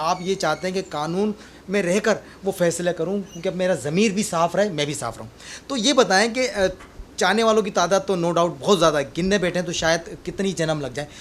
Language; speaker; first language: Urdu; non-native, local second language; Sindhi